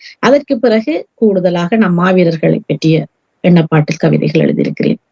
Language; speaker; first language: Tamil; early bilingual, heritage; Tamil